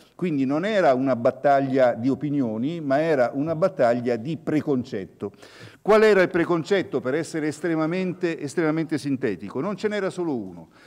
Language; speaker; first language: Italian; native; Italian